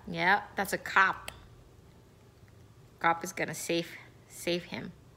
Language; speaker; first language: English; non-native, fluent; Indonesian